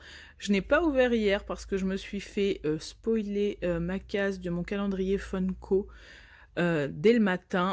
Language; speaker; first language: French; native; French